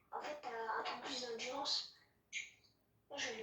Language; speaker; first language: French; native; French